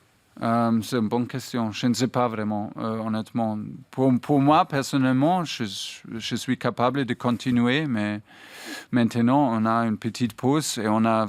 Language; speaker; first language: French; non-native, fluent; German